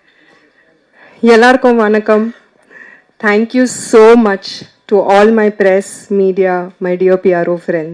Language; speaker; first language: Tamil; non-native, local second language; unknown